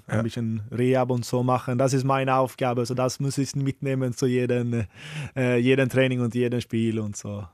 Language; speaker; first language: German; non-native, learner; Swedish